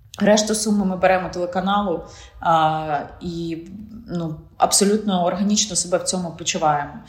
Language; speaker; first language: Ukrainian; non-native, local second language; Russian